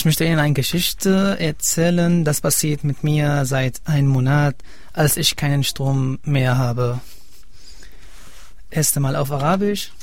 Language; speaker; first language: German; non-native, learner; Arabic